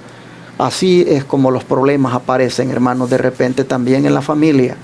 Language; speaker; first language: Spanish; native; Spanish